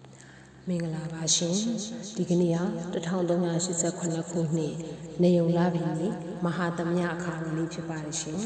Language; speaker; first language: Burmese; native; Burmese